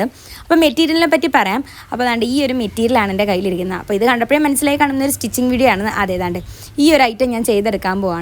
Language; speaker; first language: Malayalam; native; Malayalam